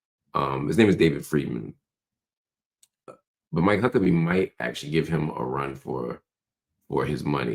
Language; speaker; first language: English; native; English